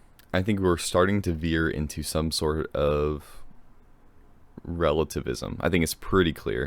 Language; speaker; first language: English; native; English